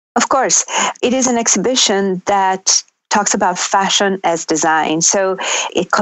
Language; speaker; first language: English; non-native, fluent; Italian